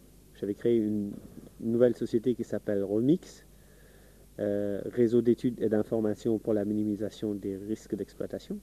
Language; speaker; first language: French; non-native, local second language; Wolof